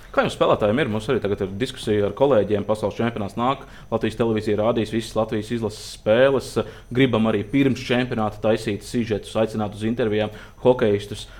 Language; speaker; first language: Latvian; native; Latvian